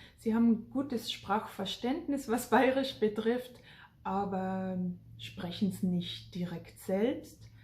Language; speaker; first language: German; native; German